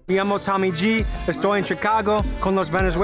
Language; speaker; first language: Spanish; non-native, learner; English